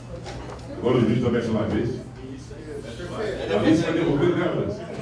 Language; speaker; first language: Portuguese; native; Portuguese